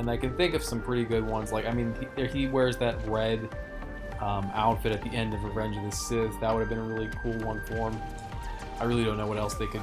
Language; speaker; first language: English; native; English